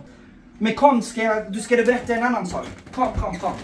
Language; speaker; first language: Swedish; non-native, learner; Persian